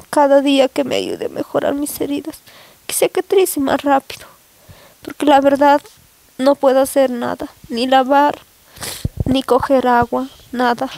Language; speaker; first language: Spanish; native; Spanish